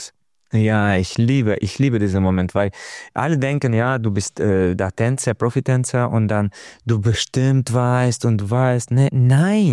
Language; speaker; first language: German; non-native, learner; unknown